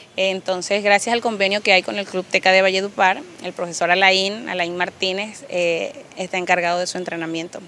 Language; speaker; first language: Spanish; native; Spanish